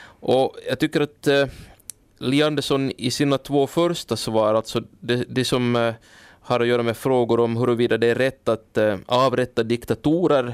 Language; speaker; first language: Swedish; native; Swedish